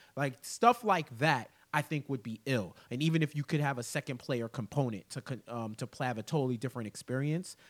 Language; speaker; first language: English; early bilingual, other home language; Haitian Creole